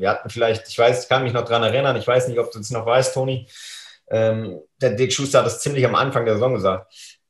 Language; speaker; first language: German; native; German